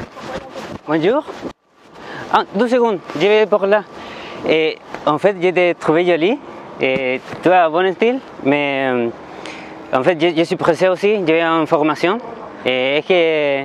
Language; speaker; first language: French; non-native, learner; Spanish